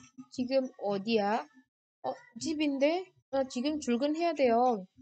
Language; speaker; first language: Korean; non-native, fluent; Indonesian